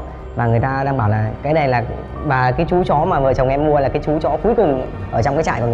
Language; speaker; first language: Vietnamese; native; Vietnamese